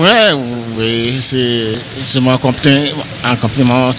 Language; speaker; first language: French; non-native, learner; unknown